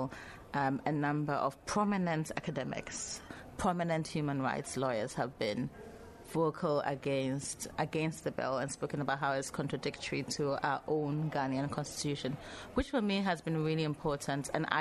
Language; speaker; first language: English; non-native, local second language; Akan